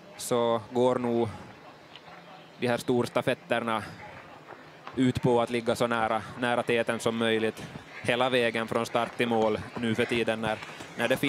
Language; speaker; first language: Swedish; native; Swedish